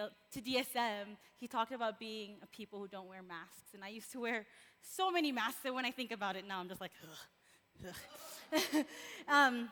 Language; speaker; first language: English; non-native, local second language; Filipino